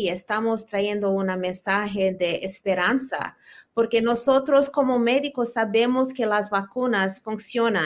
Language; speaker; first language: Spanish; early bilingual, heritage; Spanish